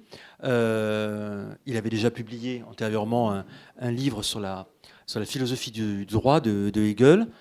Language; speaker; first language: French; native; French